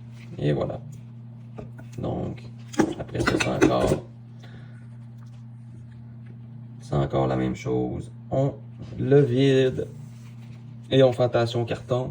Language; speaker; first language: French; native; French